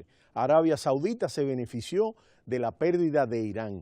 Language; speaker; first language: Spanish; native; Spanish